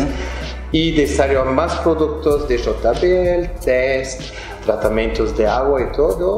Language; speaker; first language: Spanish; non-native, fluent; French